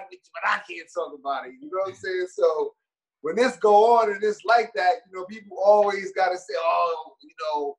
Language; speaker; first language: English; native; English